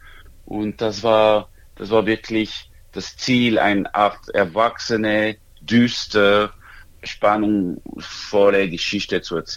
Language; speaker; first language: German; non-native, local second language; French